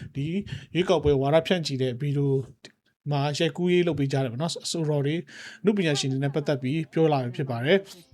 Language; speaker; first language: Burmese; native; Burmese